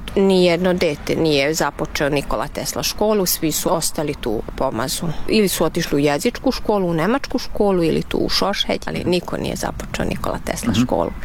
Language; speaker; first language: Serbian; non-native, local second language; Hungarian